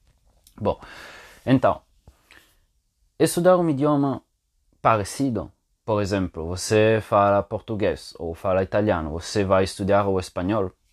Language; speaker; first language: Portuguese; non-native, fluent; Italian